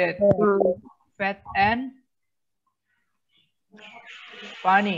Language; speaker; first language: English; non-native, fluent; Indonesian